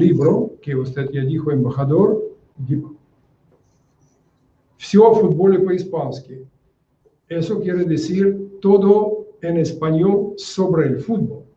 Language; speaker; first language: Spanish; non-native, fluent; Russian